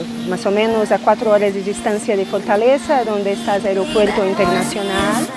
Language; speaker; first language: Spanish; non-native, learner; Portuguese